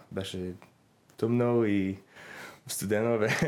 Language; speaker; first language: Bulgarian; non-native, learner; English